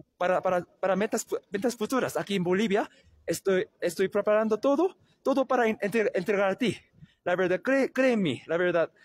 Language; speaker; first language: Spanish; non-native, learner; Korean